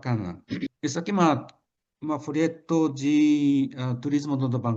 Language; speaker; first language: Portuguese; non-native, fluent; Japanese